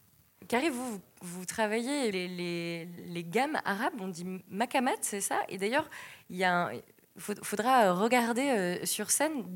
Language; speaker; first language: French; native; French